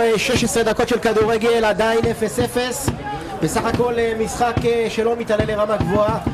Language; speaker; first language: Hebrew; native; Hebrew